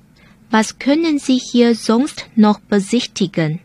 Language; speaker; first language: German; non-native, fluent; Chinese